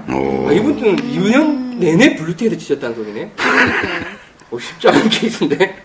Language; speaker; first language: Korean; native; Korean